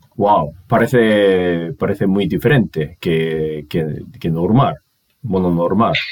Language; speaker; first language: Spanish; non-native, learner; Japanese